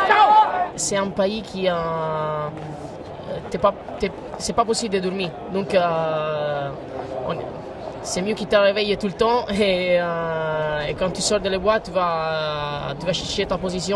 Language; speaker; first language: French; non-native, fluent; Italian